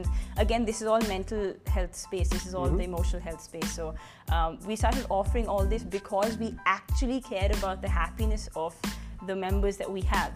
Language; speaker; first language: English; non-native, local second language; Punjabi